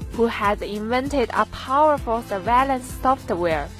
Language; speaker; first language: English; non-native, learner; Chinese